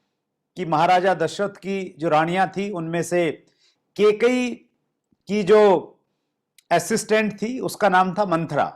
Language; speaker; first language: Hindi; native; Hindi